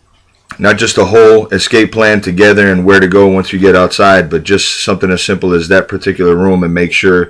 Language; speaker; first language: English; native; English